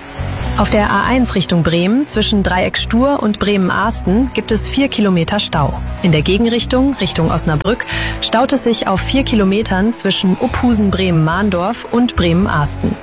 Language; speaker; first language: German; native; German